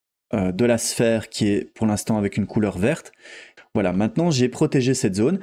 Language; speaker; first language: French; native; French